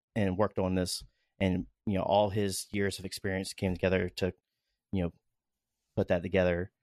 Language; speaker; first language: English; native; English